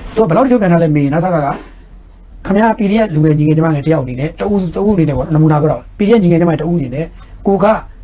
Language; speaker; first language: Burmese; native; Burmese